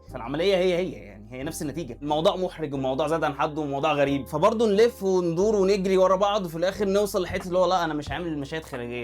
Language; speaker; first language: Arabic; native; Arabic